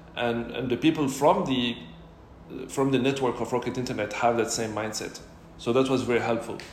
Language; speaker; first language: English; non-native, fluent; Arabic